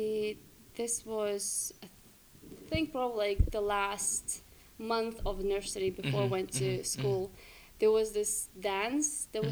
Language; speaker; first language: English; non-native, fluent; Lithuanian